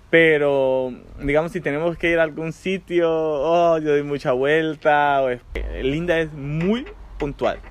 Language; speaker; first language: Spanish; native; Spanish